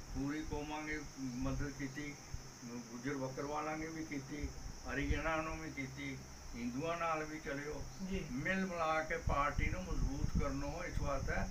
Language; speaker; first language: Punjabi; non-native, local second language; Gujari